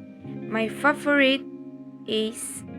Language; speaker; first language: English; non-native, fluent; Indonesian